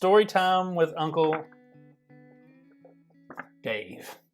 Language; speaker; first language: English; native; English